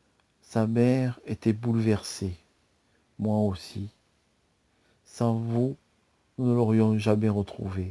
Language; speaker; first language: French; native; French